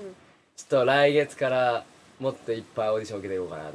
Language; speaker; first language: Japanese; native; Japanese